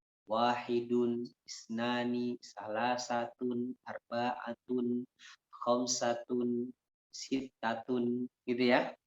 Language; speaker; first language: Arabic; non-native, fluent; Indonesian